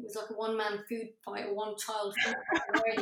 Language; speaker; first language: English; native; English